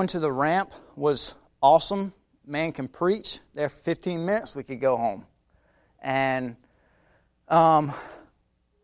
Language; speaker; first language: English; native; English